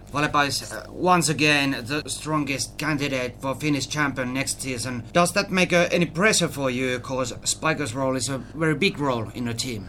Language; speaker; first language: English; non-native, fluent; Finnish